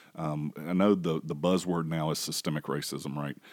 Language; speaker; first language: English; native; English